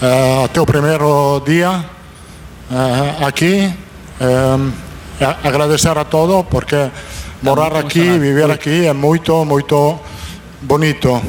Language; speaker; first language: Portuguese; non-native, fluent; Italian